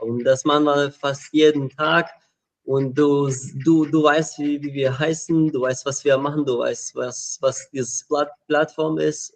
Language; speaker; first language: German; non-native, fluent; Ukrainian